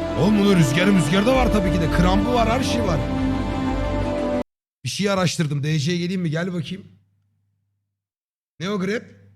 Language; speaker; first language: Turkish; native; Turkish